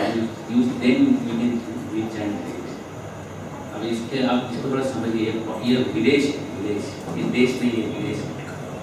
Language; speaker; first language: Hindi; native; Hindi